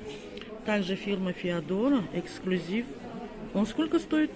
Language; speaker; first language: Russian; native; Russian